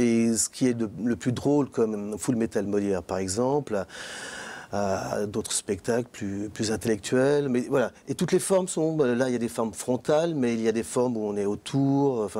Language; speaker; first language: French; native; French